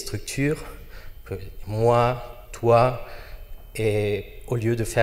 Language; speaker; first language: French; non-native, fluent; German